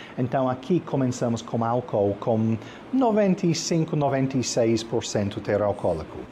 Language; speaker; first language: Portuguese; non-native, fluent; English